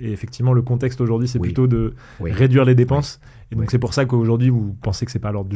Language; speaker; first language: French; native; French